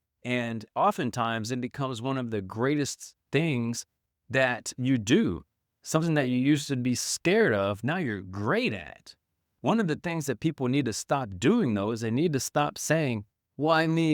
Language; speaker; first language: English; native; English